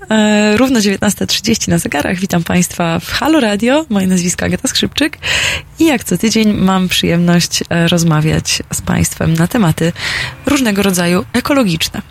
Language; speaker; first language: Polish; native; Polish